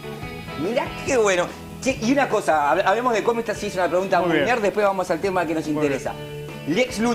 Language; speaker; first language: Spanish; native; Spanish